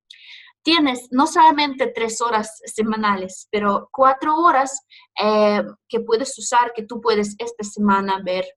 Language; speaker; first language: Spanish; non-native, fluent; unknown